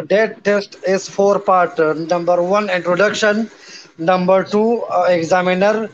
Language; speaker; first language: English; non-native, learner; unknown